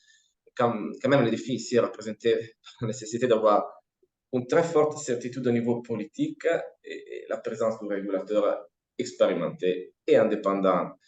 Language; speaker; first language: French; non-native, fluent; Italian